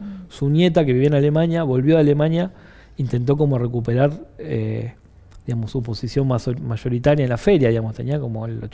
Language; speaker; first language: Spanish; native; Spanish